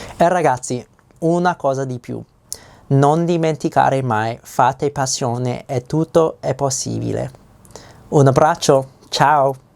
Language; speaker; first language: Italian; non-native, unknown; English